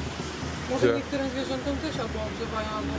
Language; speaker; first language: Polish; native; Polish